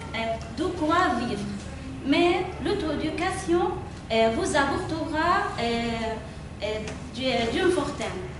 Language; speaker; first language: French; non-native, fluent; Arabic